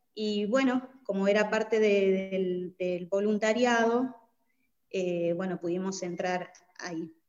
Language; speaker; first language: Spanish; native; Spanish